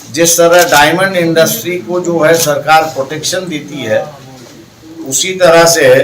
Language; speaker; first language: Hindi; non-native, local second language; Marathi